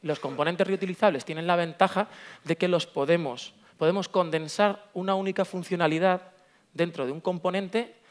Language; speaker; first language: Spanish; native; Spanish